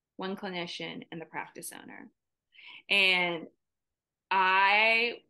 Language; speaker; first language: English; native; English